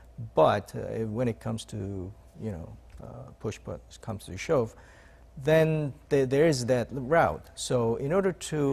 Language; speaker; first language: English; non-native, fluent; Korean